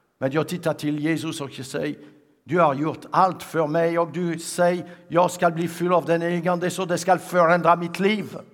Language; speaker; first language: Swedish; non-native, fluent; French